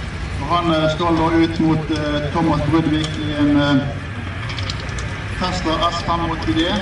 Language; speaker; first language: Norwegian; native; Norwegian